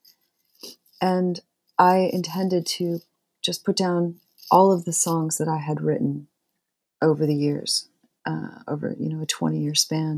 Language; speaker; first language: English; native; English